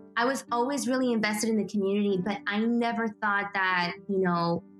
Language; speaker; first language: English; native; English